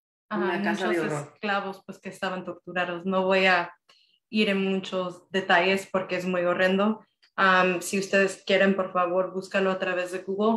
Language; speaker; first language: Spanish; early bilingual, heritage; Spanish